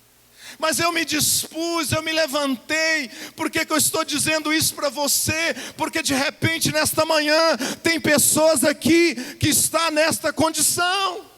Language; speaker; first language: Portuguese; native; Portuguese